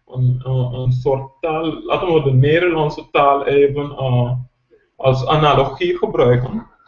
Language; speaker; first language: Dutch; non-native, local second language; Papiamento